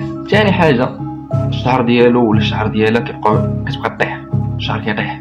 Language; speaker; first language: Arabic; native; Arabic